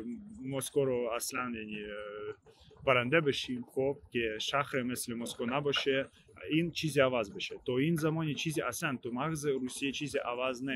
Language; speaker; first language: Persian; non-native, learner; Ukrainian